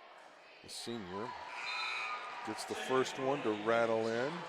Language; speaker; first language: English; native; English